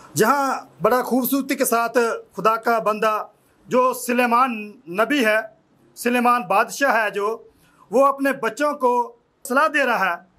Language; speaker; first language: Urdu; non-native, local second language; Punjabi